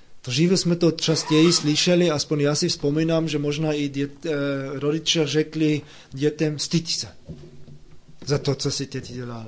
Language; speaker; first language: Czech; non-native, fluent; German